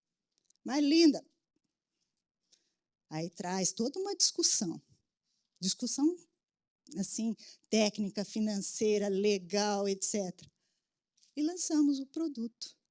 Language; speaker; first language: Portuguese; native; Portuguese